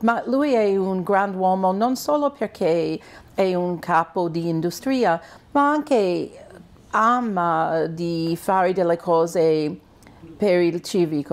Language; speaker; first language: Italian; non-native, fluent; English